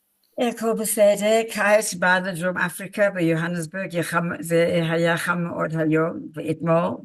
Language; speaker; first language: Hebrew; non-native, learner; English